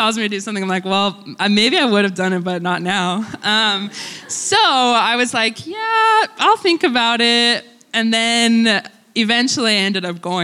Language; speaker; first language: English; early bilingual, other home language; Russian